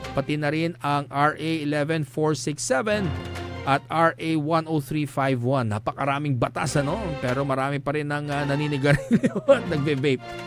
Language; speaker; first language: Filipino; non-native, local second language; Iloko